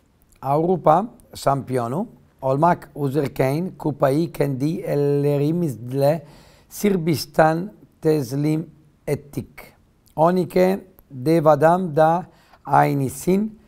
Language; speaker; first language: Turkish; non-native, learner; Italian